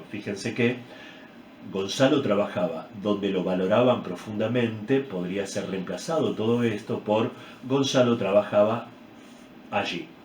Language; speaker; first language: Spanish; native; Spanish